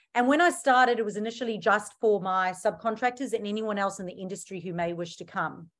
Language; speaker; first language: English; native; English